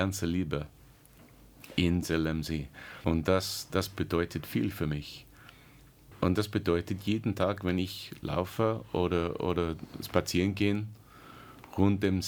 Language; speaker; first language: German; non-native, fluent; English